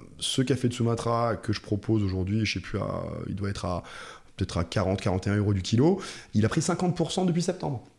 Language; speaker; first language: French; native; French